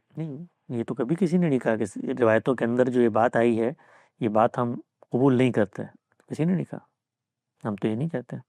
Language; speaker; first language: Urdu; native; Urdu